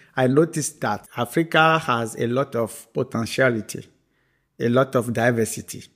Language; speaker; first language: English; non-native, fluent; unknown